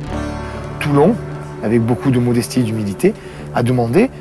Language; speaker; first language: French; native; French